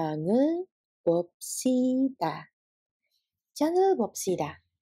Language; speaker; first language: Korean; non-native, fluent; Indonesian